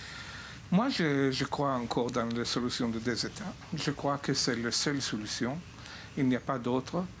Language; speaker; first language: French; non-native, fluent; Hebrew